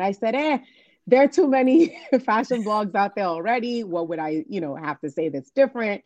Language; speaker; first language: English; non-native, local second language; Yoruba